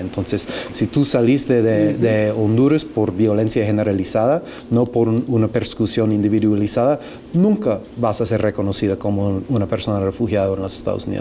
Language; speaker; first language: Spanish; non-native, fluent; English